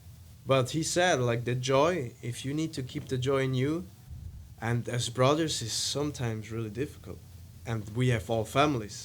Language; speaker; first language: English; non-native, fluent; Italian